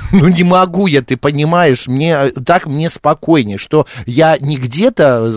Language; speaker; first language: Russian; native; Russian